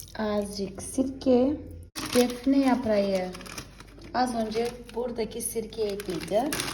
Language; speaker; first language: Turkish; non-native, fluent; Portuguese